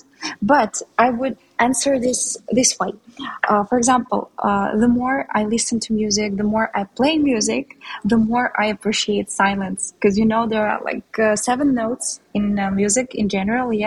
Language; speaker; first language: English; non-native, fluent; Tatar